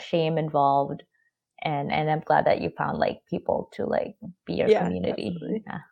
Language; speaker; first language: English; non-native, local second language; Filipino